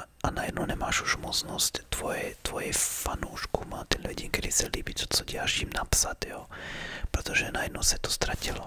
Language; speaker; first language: Czech; early bilingual, heritage; Czech